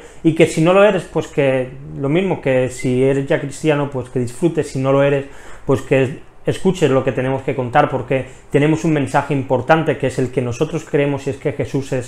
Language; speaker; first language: Spanish; native; Spanish